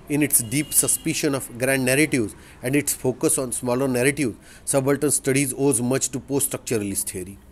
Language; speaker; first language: English; non-native, local second language; Marathi